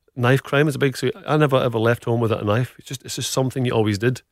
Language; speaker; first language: English; native; English